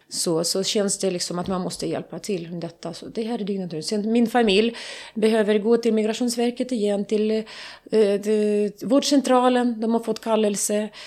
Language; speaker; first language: Swedish; non-native, fluent; Ukrainian